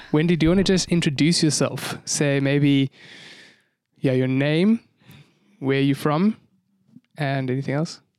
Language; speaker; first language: English; native; English